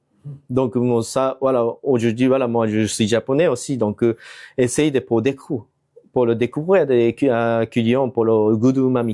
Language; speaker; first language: French; non-native, fluent; Japanese